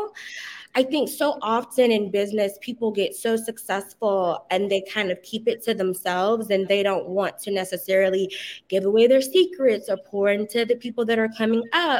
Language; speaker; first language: English; native; English